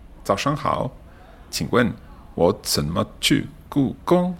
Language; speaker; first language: Chinese; non-native, learner; English